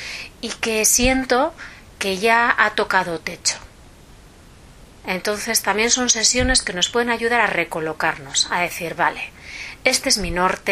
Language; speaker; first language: Spanish; native; Spanish